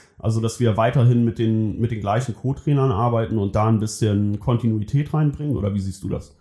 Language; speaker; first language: German; native; German